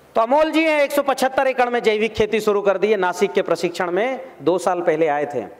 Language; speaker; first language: Hindi; native; Hindi